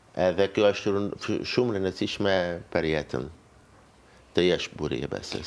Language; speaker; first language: Albanian; non-native, fluent; Czech